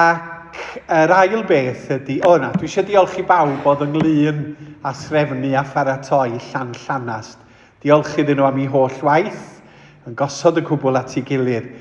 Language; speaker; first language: Welsh; native; Welsh